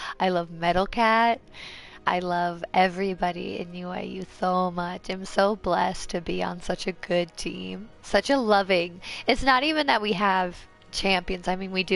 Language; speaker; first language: English; early bilingual, other home language; Turkish